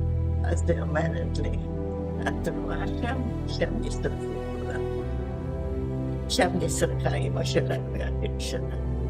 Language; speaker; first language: Hebrew; non-native, fluent; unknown